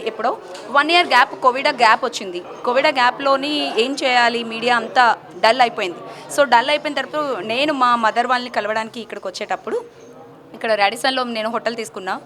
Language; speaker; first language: Telugu; native; Telugu